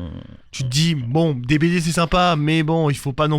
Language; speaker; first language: French; native; French